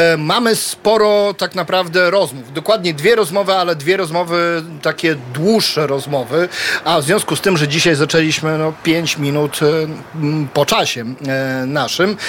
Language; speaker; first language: Polish; early bilingual, heritage; Polish